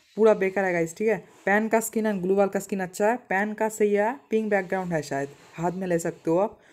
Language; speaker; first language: Hindi; non-native, local second language; Bangla